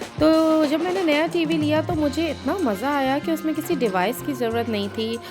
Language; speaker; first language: Urdu; native; Urdu